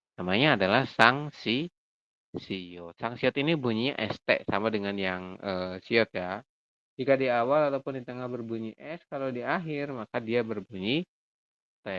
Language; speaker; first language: Indonesian; native; Indonesian